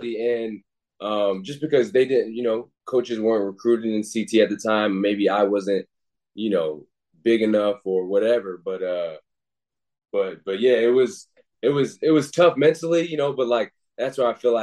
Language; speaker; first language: English; native; English